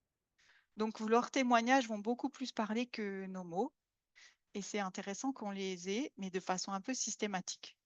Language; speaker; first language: French; native; French